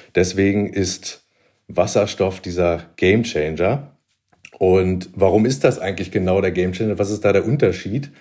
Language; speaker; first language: German; native; German